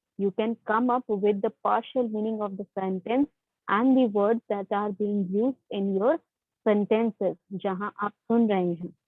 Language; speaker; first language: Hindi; native; Hindi